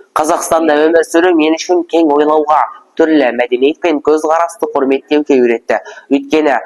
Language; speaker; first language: Kazakh; non-native, local second language; Uzbek